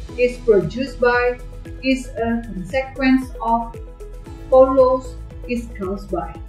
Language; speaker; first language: English; non-native, fluent; Indonesian